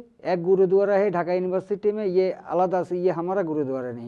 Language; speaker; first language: Hindi; non-native, learner; Bangla